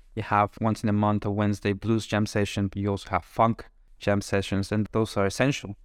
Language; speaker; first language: English; non-native, fluent; Spanish